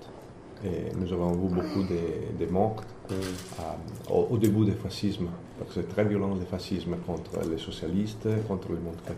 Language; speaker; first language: French; non-native, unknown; Italian